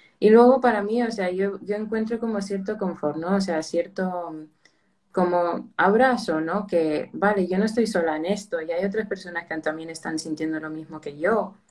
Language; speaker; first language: Spanish; early bilingual, heritage; Spanish